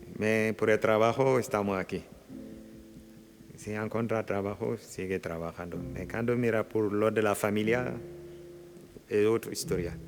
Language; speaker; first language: Spanish; non-native, local second language; Wolof